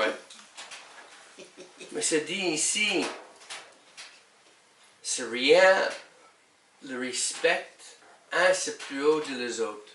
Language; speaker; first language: French; non-native, learner; English